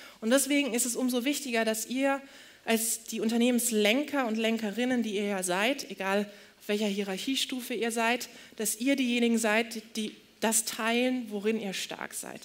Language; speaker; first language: German; early bilingual, other home language; Turkish